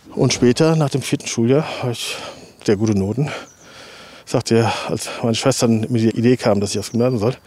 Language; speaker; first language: German; native; German